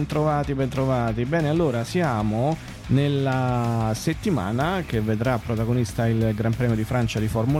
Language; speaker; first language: Italian; native; Italian